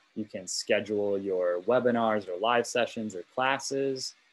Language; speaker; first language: English; native; English